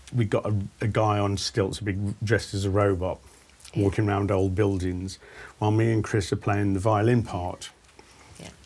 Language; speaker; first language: English; native; English